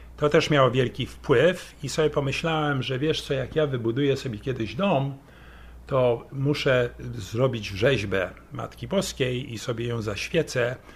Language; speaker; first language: Polish; early bilingual, heritage; Polish